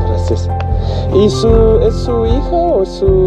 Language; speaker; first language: Spanish; non-native, fluent; English